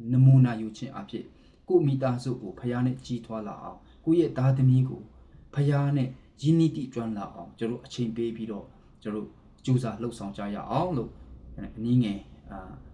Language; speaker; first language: Burmese; non-native, local second language; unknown